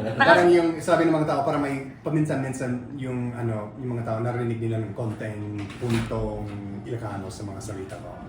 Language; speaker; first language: Filipino; non-native, fluent; English